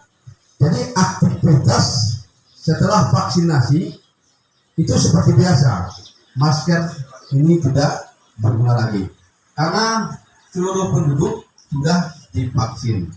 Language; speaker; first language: Indonesian; native; Indonesian